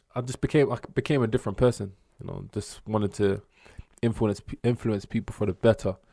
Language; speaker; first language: English; native; English